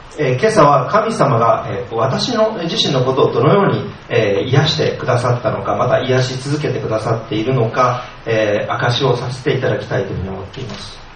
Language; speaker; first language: Japanese; native; Japanese